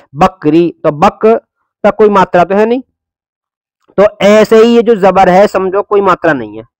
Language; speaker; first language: Hindi; native; Hindi